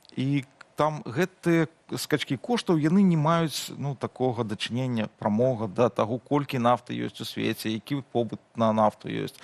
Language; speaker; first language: Belarusian; non-native, local second language; Russian